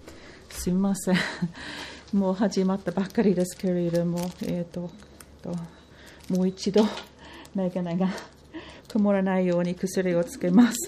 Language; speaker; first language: Japanese; non-native, fluent; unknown